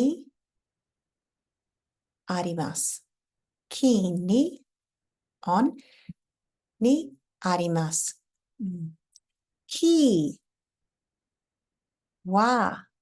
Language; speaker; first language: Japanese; non-native, fluent; English